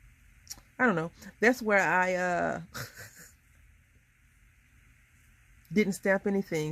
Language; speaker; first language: English; native; English